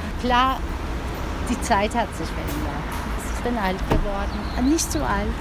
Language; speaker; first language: German; early bilingual, other home language; Turkish